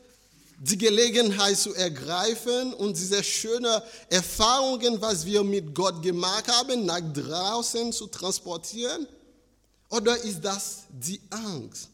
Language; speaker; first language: German; non-native, fluent; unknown